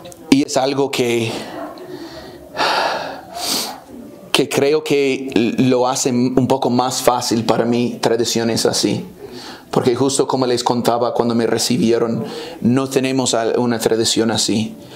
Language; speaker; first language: Spanish; non-native, fluent; English